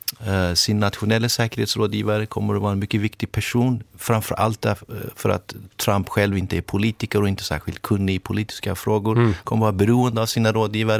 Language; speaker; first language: Swedish; native; Swedish